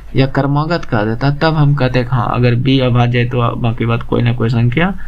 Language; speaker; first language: Hindi; native; Hindi